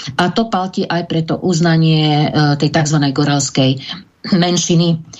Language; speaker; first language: Slovak; native; Slovak